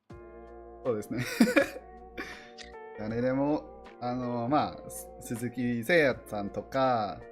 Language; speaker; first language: Japanese; non-native, learner; English